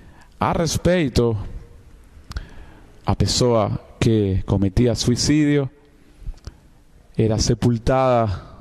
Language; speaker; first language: Portuguese; non-native, fluent; Spanish